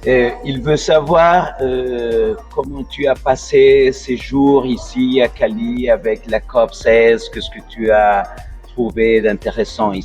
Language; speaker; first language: French; non-native, fluent; Spanish